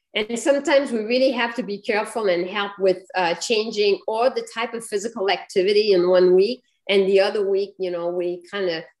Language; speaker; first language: English; non-native, fluent; French